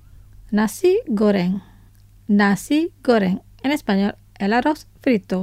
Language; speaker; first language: Spanish; non-native, fluent; Indonesian